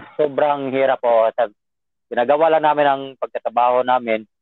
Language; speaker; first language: Filipino; non-native, local second language; Cebuano